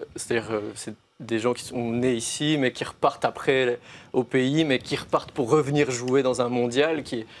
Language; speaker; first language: French; native; French